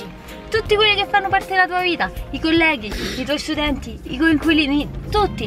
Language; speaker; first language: Italian; native; Italian